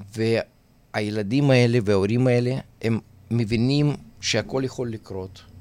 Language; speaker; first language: Hebrew; non-native, fluent; Russian